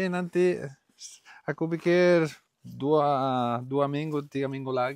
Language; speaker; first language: Indonesian; non-native, learner; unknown